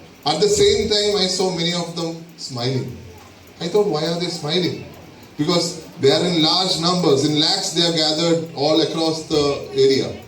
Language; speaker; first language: English; non-native, local second language; Malayalam